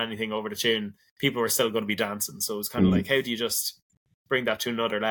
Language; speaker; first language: English; native; English